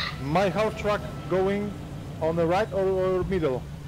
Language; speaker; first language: English; non-native, learner; Polish